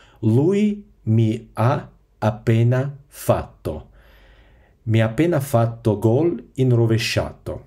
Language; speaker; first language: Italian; non-native, fluent; Russian